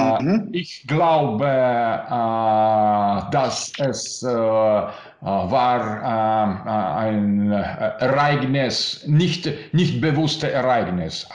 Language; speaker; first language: German; non-native, learner; Russian